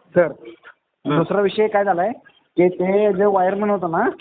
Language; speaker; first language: Marathi; native; Marathi